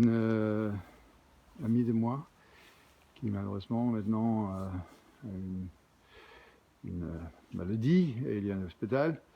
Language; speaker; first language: French; non-native, learner; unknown